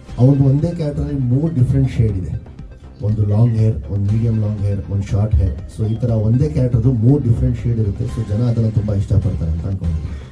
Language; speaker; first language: Kannada; non-native, local second language; Urdu